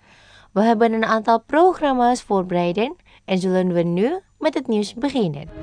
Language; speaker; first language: Dutch; non-native, fluent; Indonesian